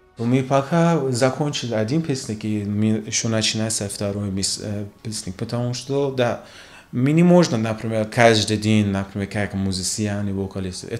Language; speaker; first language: Russian; non-native, learner; Persian